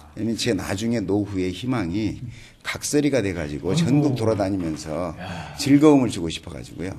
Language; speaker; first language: Korean; native; Korean